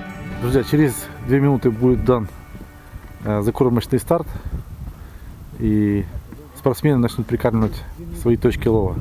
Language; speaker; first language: Russian; native; Russian